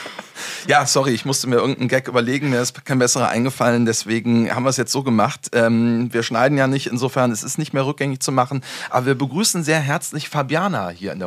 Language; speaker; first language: German; native; German